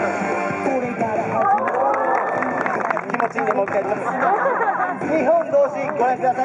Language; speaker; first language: Japanese; native; Japanese